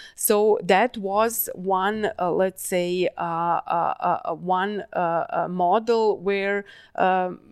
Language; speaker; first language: English; non-native, fluent; Serbian